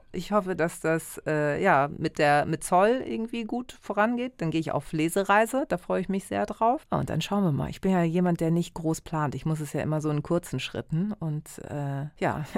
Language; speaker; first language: German; early bilingual, other home language; Greek